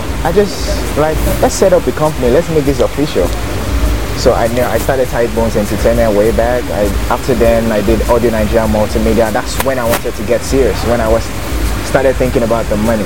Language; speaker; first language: English; non-native, local second language; Yoruba